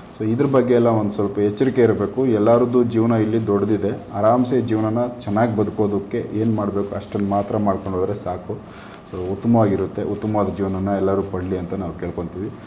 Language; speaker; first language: Kannada; native; Kannada